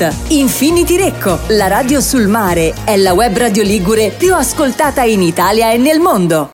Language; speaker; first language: Italian; native; Italian